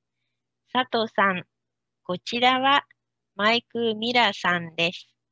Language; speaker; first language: Japanese; non-native, fluent; Spanish